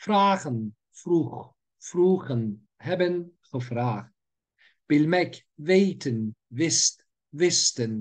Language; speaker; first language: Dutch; non-native, learner; Turkish